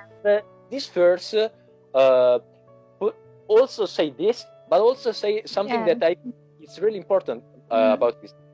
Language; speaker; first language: English; non-native, learner; Italian